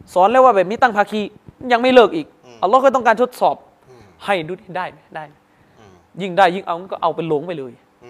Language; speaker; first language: Thai; non-native, local second language; Malay